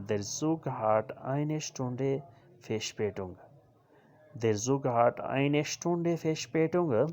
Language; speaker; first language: German; non-native, fluent; Urdu